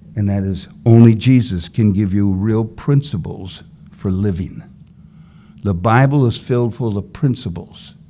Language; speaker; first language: English; native; English